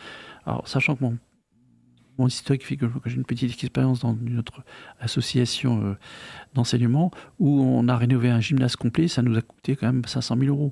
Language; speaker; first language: French; native; French